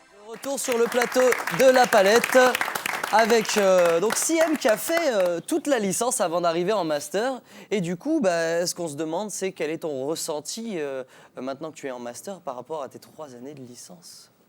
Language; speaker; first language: French; native; French